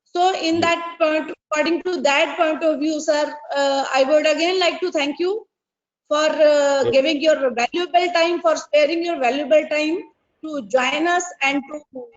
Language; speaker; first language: English; non-native, local second language; Punjabi